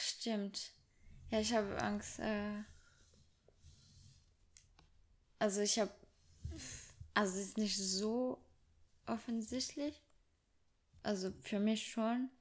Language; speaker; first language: German; non-native, fluent; French